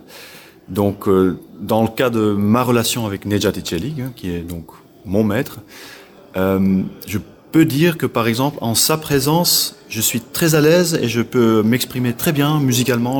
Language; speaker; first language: French; non-native, local second language; Dutch